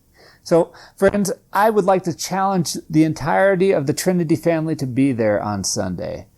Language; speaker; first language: English; native; English